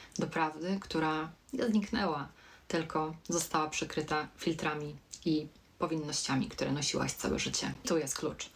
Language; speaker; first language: Polish; native; Polish